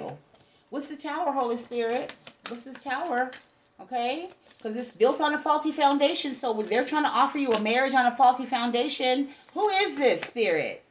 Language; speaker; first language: English; native; English